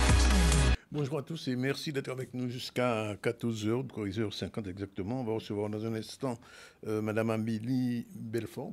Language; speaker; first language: French; native; French